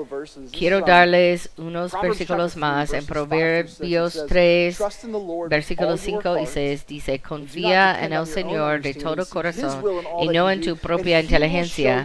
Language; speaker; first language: Spanish; non-native, fluent; English